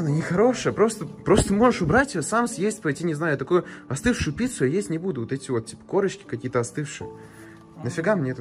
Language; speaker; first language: Russian; native; Russian